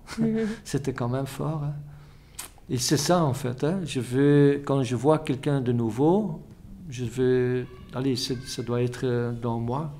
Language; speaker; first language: French; non-native, fluent; Dutch